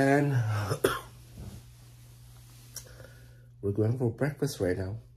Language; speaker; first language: English; non-native, fluent; Indonesian